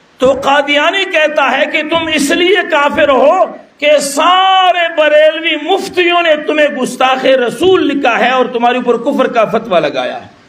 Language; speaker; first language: Urdu; non-native, local second language; Pashto